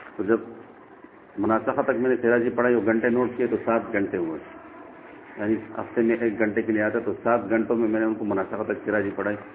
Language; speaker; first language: Urdu; non-native, local second language; Northern Hindko